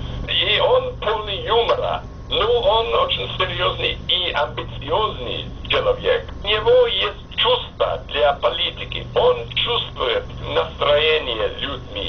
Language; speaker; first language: Russian; non-native, fluent; English